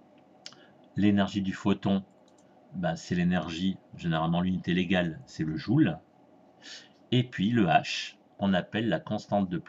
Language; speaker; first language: French; native; French